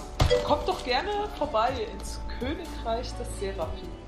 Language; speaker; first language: German; native; German